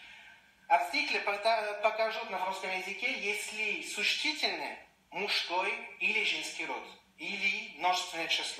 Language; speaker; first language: Russian; non-native, learner; French